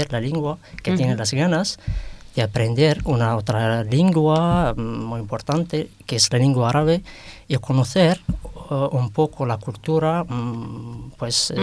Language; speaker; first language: Spanish; non-native, fluent; Arabic